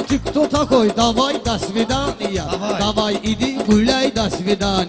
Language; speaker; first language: Russian; non-native, local second language; Talysh